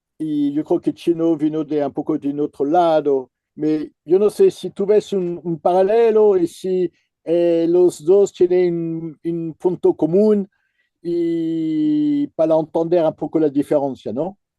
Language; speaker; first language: Spanish; non-native, fluent; French